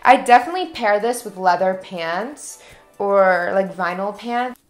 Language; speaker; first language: English; native; English